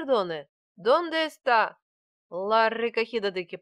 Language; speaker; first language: Spanish; non-native, learner; Russian